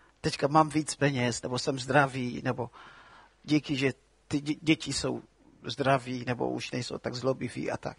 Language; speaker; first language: Czech; non-native, fluent; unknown